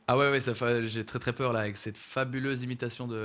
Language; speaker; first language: French; native; French